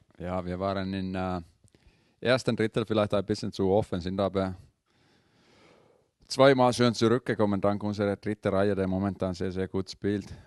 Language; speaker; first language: German; non-native, fluent; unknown